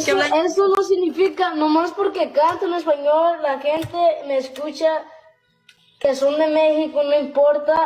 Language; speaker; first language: Spanish; early bilingual, heritage; Spanish